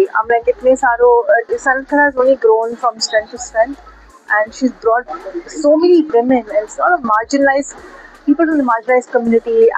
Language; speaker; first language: English; non-native, local second language; Hindi